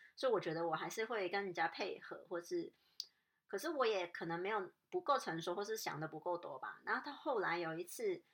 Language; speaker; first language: Chinese; non-native, local second language; Cantonese